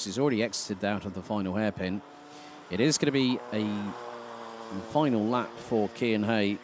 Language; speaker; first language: English; non-native, fluent; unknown